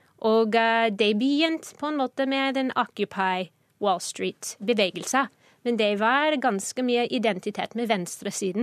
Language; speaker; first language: Norwegian; non-native, fluent; English